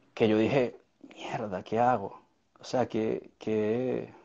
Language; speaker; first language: Spanish; native; Spanish